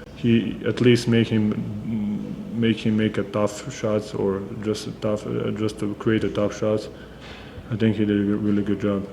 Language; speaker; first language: English; non-native, fluent; Serbian